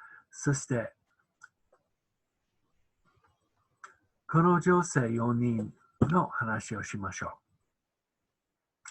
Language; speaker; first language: Japanese; non-native, learner; English